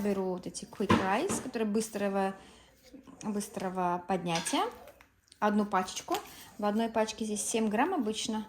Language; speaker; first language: Russian; native; Russian